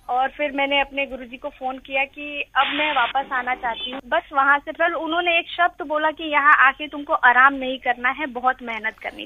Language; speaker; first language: Hindi; native; Hindi